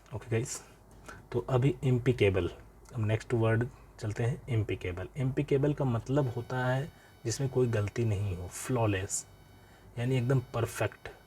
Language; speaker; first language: Hindi; native; Hindi